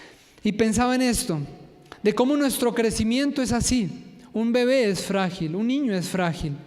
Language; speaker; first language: Spanish; native; Spanish